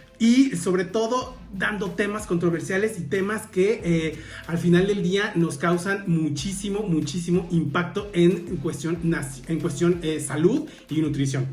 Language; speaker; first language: Spanish; native; Spanish